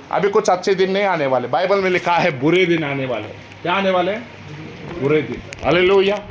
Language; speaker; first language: Hindi; non-native, local second language; Marathi